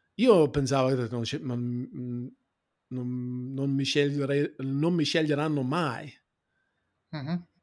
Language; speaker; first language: Italian; non-native, fluent; English